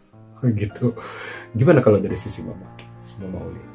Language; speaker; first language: Indonesian; native; Indonesian